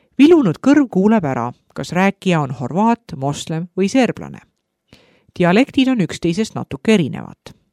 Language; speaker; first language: Estonian; native; Estonian